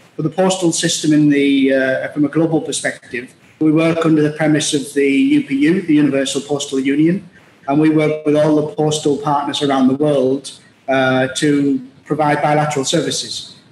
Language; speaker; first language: English; native; English